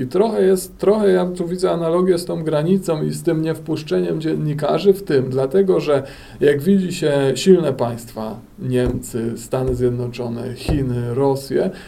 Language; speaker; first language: Polish; native; Polish